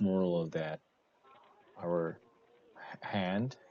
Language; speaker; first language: English; non-native, learner; Korean